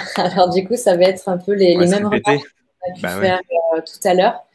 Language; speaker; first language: French; native; French